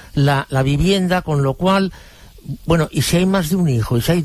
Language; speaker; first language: Spanish; native; Spanish